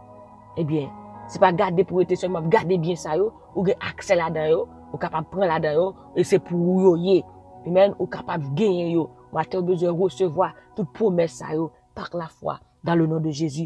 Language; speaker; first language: French; non-native, local second language; Haitian Creole